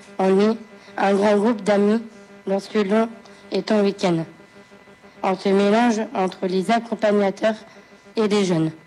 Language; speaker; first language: French; native; French